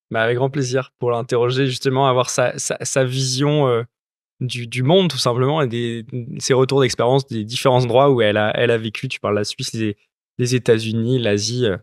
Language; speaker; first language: French; native; French